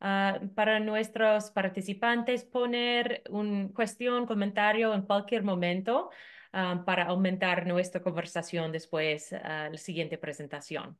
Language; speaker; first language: Spanish; non-native, fluent; English